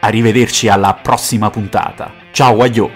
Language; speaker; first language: Italian; native; Italian